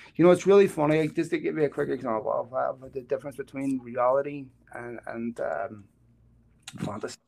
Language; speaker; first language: English; native; English